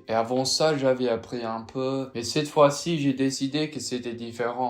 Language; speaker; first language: French; non-native, fluent; English